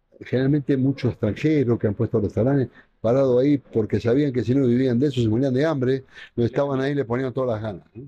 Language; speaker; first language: Spanish; native; Spanish